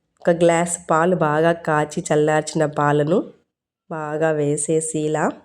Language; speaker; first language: Telugu; non-native, local second language; Urdu